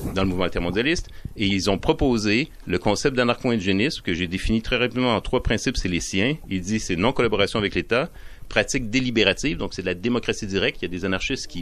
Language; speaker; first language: French; native; French